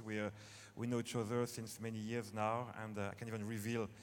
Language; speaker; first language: English; non-native, fluent; French